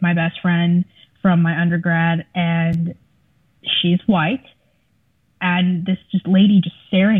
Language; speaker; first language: English; early bilingual, other home language; Spanish